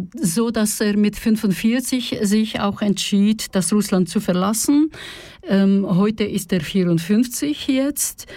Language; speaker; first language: German; non-native, fluent; Russian